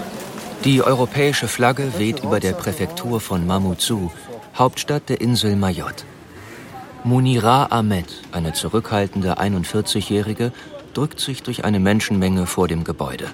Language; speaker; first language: German; native; German